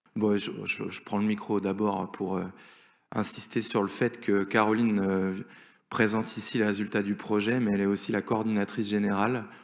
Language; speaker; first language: French; native; French